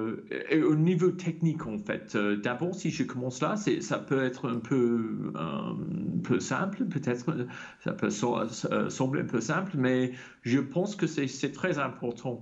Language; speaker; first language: French; non-native, fluent; English